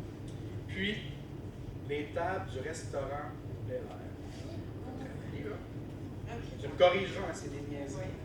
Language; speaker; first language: French; native; French